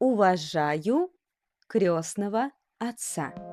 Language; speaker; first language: Russian; non-native, fluent; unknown